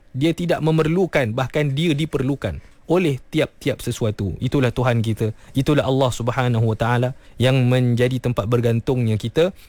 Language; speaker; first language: Malay; native; Malay